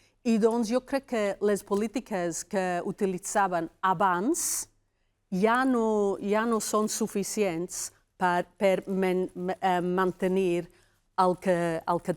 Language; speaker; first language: Catalan; non-native, fluent; Welsh